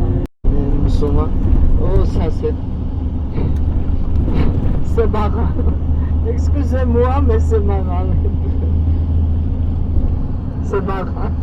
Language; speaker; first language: French; non-native, fluent; Georgian